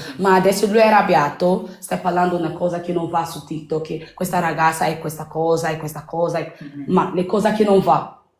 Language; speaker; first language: Italian; non-native, learner; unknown